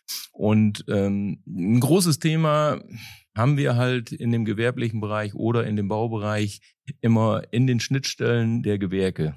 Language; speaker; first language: German; native; German